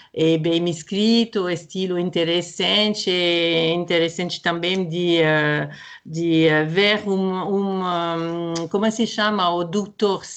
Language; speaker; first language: Portuguese; non-native, fluent; French